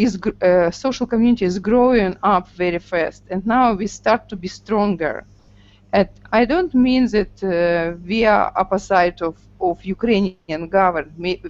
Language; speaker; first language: English; non-native, learner; Russian